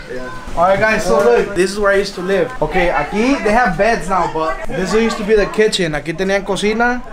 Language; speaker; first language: English; early bilingual, other home language; Spanish